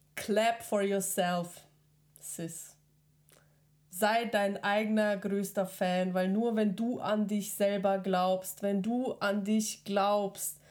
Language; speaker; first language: German; early bilingual, other home language; Russian